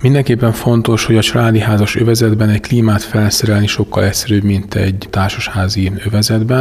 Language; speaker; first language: Hungarian; native; Hungarian